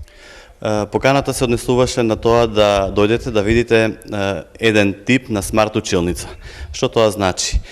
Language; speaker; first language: Macedonian; native; Macedonian